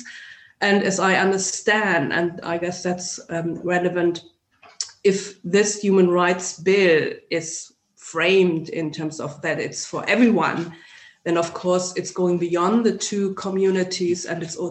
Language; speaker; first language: English; non-native, fluent; German